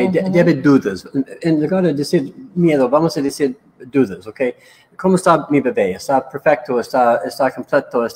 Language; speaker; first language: Spanish; non-native, learner; English